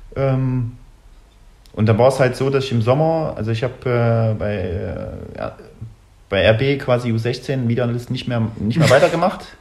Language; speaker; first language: German; early bilingual, other home language; Russian